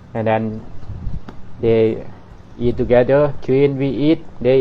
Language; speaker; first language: English; non-native, learner; Thai